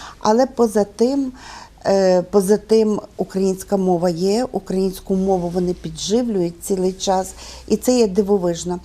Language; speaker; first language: Ukrainian; native; Ukrainian